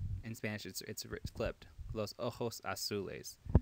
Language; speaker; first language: English; native; English